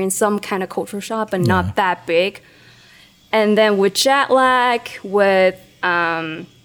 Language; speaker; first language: English; non-native, local second language; Cantonese